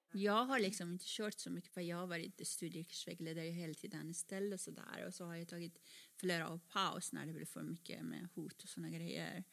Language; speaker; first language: Swedish; non-native, fluent; Persian